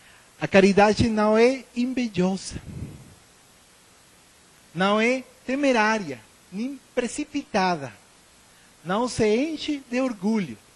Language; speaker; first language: Portuguese; non-native, learner; Spanish